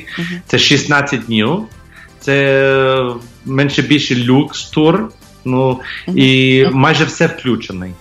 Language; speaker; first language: Ukrainian; early bilingual, heritage; English